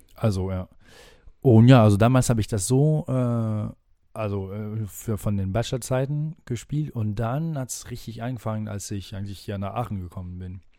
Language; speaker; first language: German; non-native, fluent; French